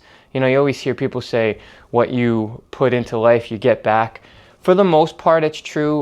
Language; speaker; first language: English; native; English